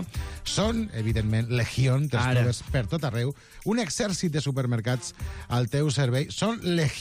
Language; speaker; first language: Catalan; native; Catalan